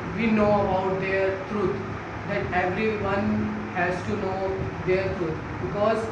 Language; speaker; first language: English; non-native, learner; Hindi